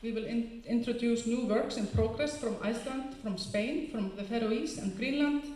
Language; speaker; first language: English; non-native, fluent; Icelandic